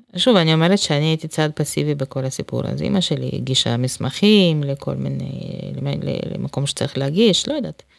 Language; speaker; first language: Hebrew; non-native, fluent; Russian